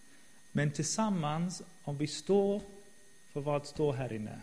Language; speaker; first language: Swedish; non-native, fluent; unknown